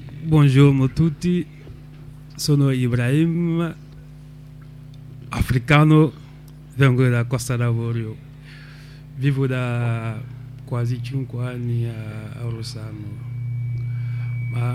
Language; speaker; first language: Italian; non-native, local second language; French